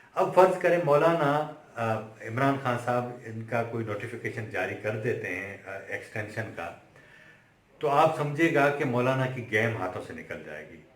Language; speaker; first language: Urdu; non-native, local second language; Sindhi